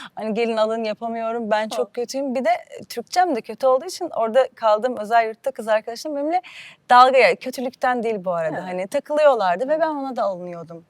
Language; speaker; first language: Turkish; early bilingual, heritage; Turkish